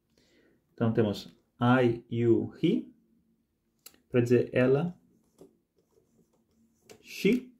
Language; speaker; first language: Portuguese; non-native, fluent; Spanish